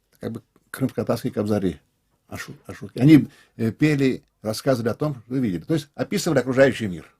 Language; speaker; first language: Russian; non-native, local second language; Crimean Tatar